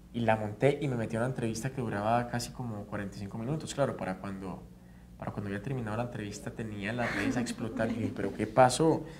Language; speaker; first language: Spanish; native; Spanish